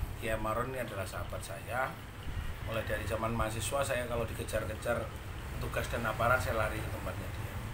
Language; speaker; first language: Indonesian; non-native, local second language; Madurese